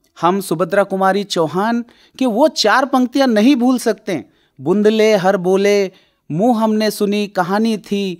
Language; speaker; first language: Hindi; non-native, local second language; Marathi